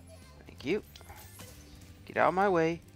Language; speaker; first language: English; native; English